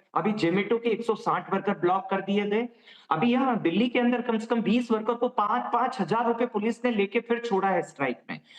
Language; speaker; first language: Hindi; native; Hindi